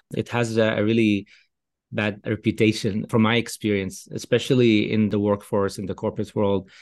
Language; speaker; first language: English; non-native, fluent; Arabic